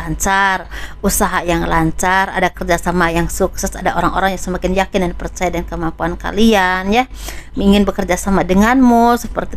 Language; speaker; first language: Indonesian; native; Indonesian